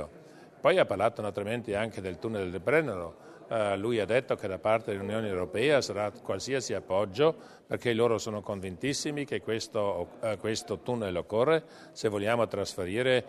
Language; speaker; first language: Italian; non-native, local second language; German